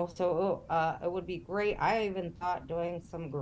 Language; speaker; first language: English; native; English